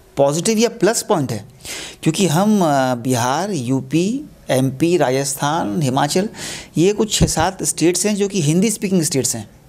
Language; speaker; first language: Hindi; native; Hindi